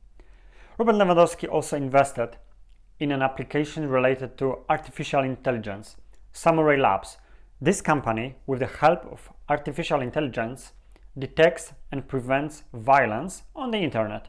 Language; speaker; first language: English; non-native, fluent; Polish